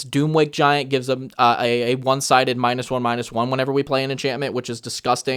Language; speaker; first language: English; native; English